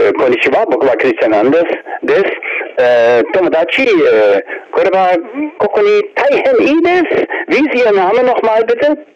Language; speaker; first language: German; early bilingual, other home language; Italian